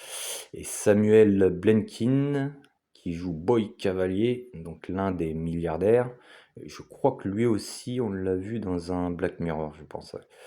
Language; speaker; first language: French; native; French